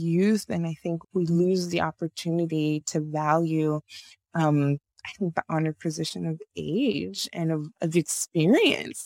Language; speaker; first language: English; non-native, local second language; Yoruba